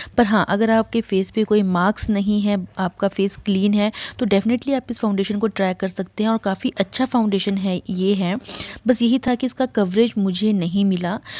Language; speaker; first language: Hindi; native; Hindi